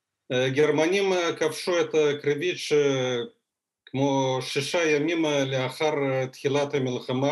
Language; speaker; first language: Hebrew; non-native, fluent; Russian